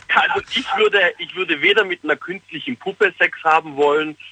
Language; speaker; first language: German; native; German